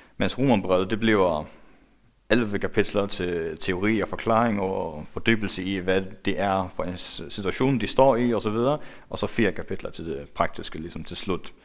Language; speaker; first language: Danish; non-native, local second language; Faroese